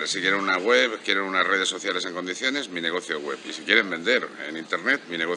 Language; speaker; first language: Spanish; native; Spanish